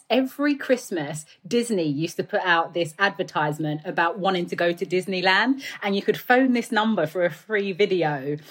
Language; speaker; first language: English; native; English